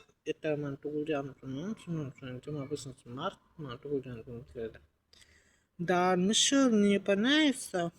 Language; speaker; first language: Russian; non-native, learner; Uzbek